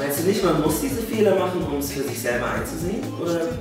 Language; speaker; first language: German; native; German